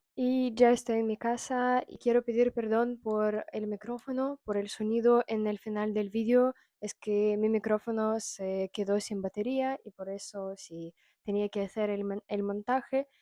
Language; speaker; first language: Spanish; non-native, fluent; Russian